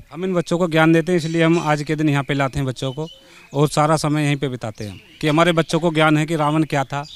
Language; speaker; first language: Hindi; native; Hindi